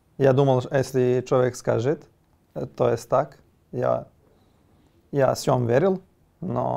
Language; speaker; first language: Russian; non-native, learner; Serbian